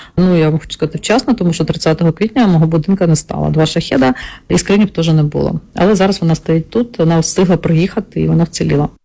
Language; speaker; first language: Ukrainian; non-native, local second language; Russian